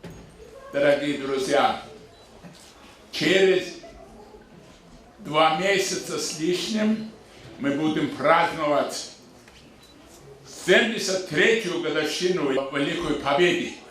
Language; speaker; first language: Russian; non-native, local second language; Avaric